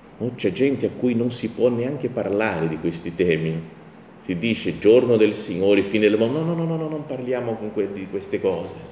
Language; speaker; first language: Italian; non-native, fluent; Portuguese